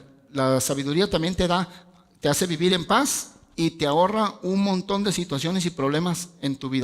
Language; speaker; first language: Spanish; native; Spanish